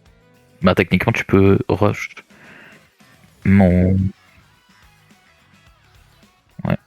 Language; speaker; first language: French; native; French